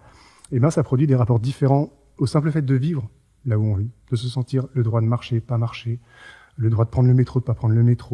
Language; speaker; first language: French; native; French